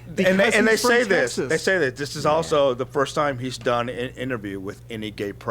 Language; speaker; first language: English; native; English